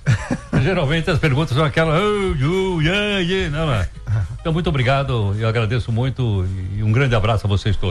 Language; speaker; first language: Portuguese; native; Portuguese